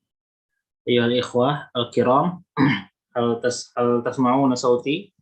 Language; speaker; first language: Arabic; non-native, fluent; Indonesian